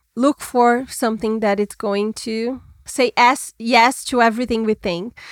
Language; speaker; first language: English; non-native, fluent; Portuguese